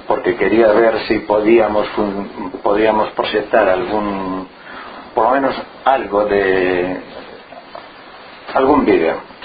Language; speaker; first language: Spanish; native; Spanish